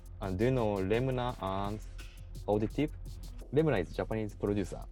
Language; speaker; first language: English; non-native, learner; Japanese